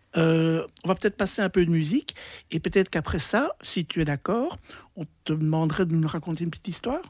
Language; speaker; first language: French; native; French